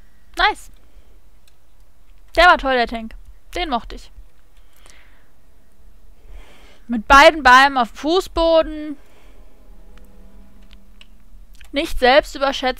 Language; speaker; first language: German; native; German